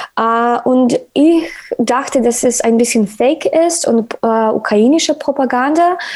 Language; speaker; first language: German; non-native, learner; Ukrainian